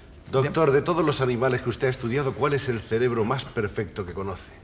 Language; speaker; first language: Spanish; native; Spanish